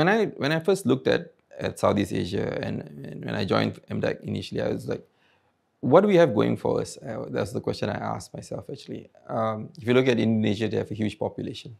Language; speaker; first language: English; non-native, local second language; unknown